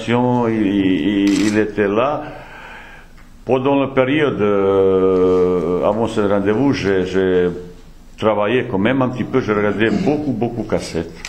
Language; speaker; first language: French; non-native, fluent; Bosnian